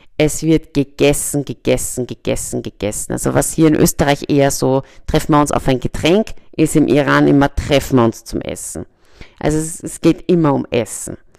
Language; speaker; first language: German; early bilingual, other home language; Persian